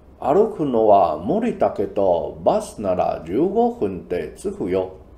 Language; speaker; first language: Japanese; non-native, fluent; Chinese